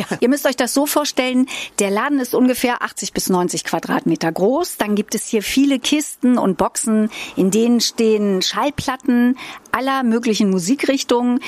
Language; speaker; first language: German; native; German